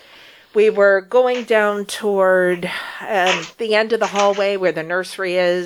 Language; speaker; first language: English; native; English